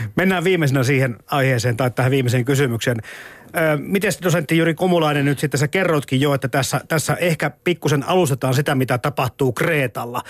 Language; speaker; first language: Finnish; native; Finnish